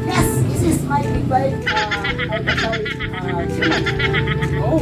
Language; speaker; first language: English; non-native, learner; Filipino